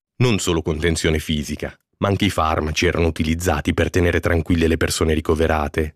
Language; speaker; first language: Italian; native; Italian